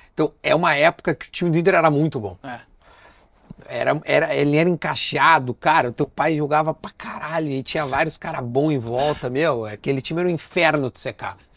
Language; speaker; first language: Portuguese; native; Portuguese